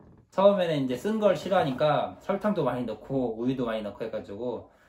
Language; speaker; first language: Korean; native; Korean